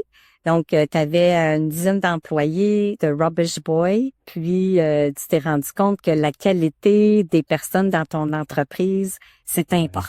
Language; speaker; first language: French; native; French